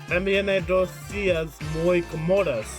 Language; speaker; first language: Spanish; non-native, learner; English